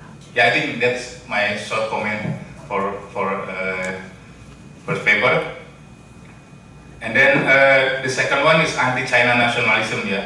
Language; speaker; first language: English; non-native, learner; Indonesian